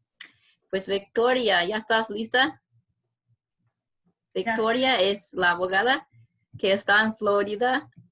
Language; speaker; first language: Spanish; non-native, fluent; English